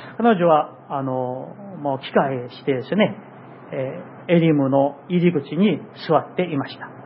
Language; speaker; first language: Japanese; non-native, fluent; Korean